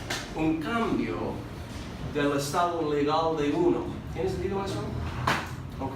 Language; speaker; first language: Spanish; non-native, fluent; English